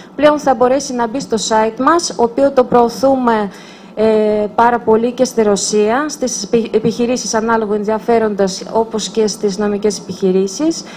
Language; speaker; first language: Greek; non-native, fluent; Russian